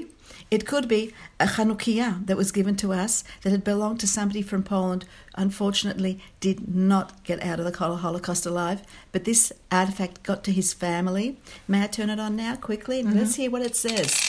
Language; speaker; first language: English; native; English